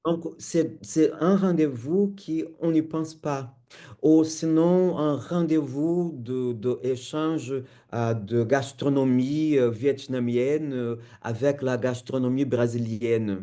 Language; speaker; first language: French; non-native, fluent; Portuguese